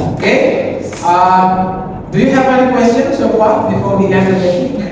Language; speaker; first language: English; non-native, learner; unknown